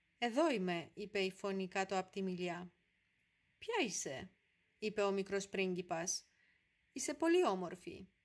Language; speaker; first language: Greek; non-native, fluent; Polish